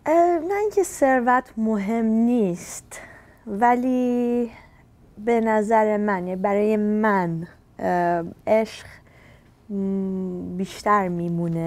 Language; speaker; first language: Persian; early bilingual, heritage; Persian